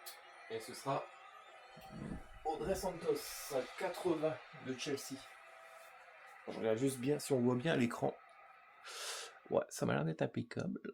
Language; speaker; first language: French; native; French